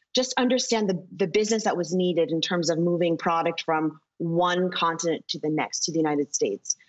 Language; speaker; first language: English; native; English